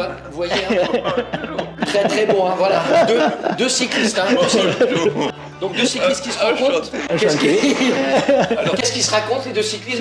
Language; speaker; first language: French; native; French